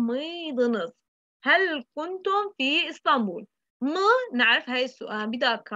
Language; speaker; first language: Arabic; native; Arabic